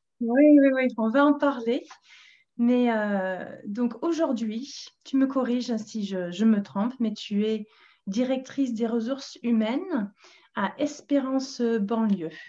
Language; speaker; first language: French; non-native, fluent; English